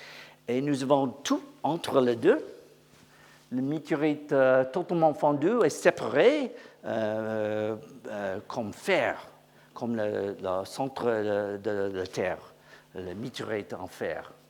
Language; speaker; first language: French; non-native, learner; English